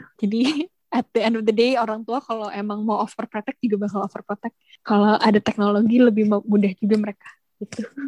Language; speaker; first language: Indonesian; native; Indonesian